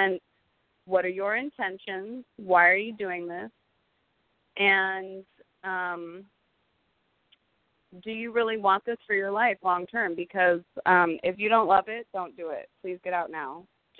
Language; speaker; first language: English; native; English